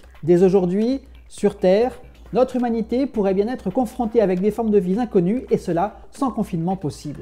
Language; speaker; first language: French; native; French